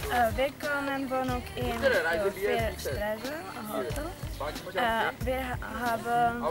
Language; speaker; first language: German; non-native, learner; Czech